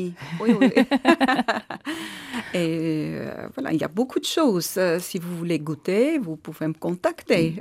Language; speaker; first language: French; non-native, learner; Armenian